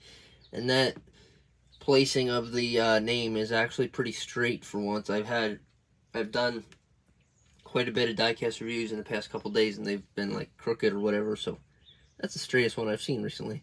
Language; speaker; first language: English; native; English